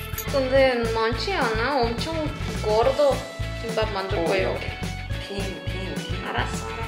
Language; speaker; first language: Korean; non-native, learner; Spanish